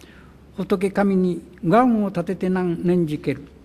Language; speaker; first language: Japanese; native; Japanese